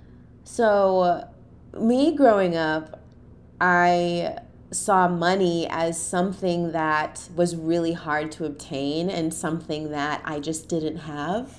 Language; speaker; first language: English; native; English